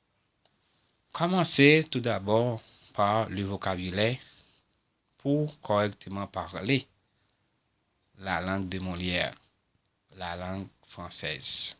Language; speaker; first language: French; non-native, local second language; Haitian Creole